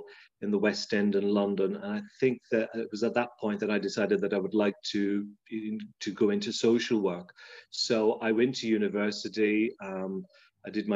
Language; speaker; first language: English; native; English